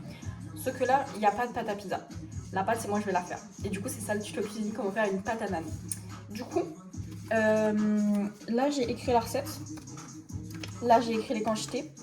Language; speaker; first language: French; native; French